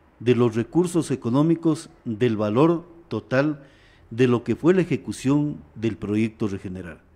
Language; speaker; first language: Spanish; native; Spanish